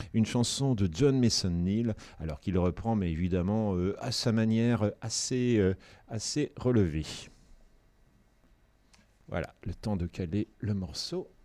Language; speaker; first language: French; native; French